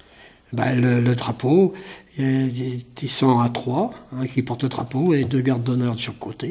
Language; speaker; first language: French; native; French